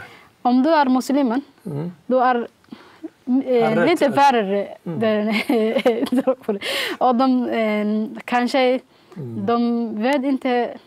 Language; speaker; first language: Swedish; non-native, learner; Somali